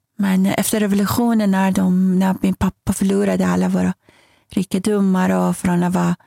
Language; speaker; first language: Swedish; non-native, fluent; Persian